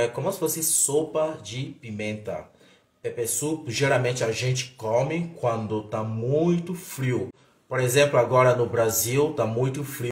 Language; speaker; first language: Portuguese; non-native, fluent; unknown